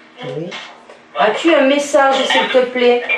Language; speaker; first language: French; native; French